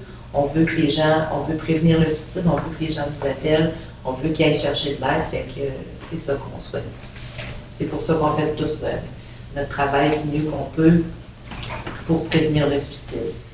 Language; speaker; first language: French; native; French